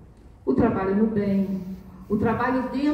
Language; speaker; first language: Portuguese; native; Portuguese